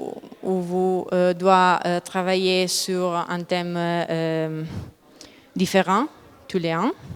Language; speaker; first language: French; non-native, learner; Italian